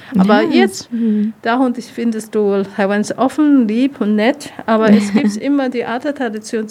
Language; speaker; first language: German; non-native, learner; Chinese